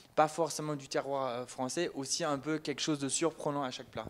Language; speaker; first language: French; non-native, fluent; German